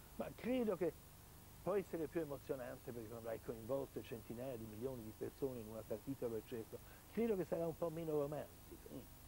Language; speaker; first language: Italian; native; Italian